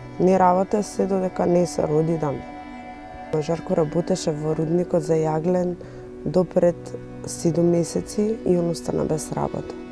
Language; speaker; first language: Macedonian; non-native, local second language; Romany